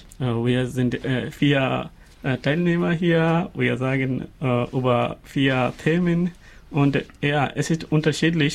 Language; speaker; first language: German; non-native, learner; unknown